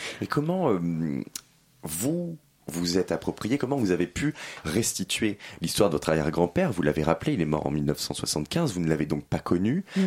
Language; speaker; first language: French; native; French